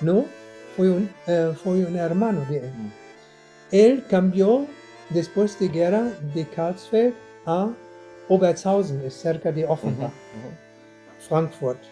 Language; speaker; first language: Spanish; non-native, learner; German